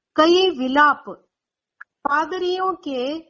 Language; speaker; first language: Hindi; non-native, local second language; Konkani